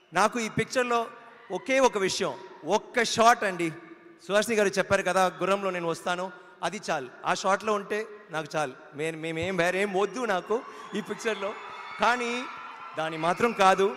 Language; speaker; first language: Telugu; non-native, learner; Tamil